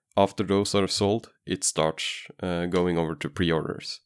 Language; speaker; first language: English; non-native, fluent; Norwegian